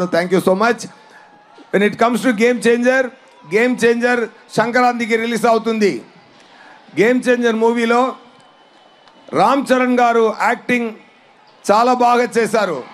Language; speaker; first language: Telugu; non-native, learner; Tamil